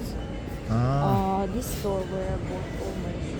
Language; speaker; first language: English; non-native, learner; Russian